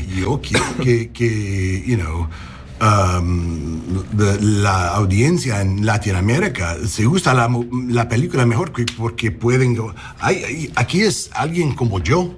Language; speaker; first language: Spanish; non-native, learner; English